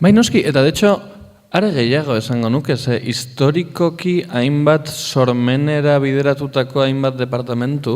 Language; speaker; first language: Basque; native; Basque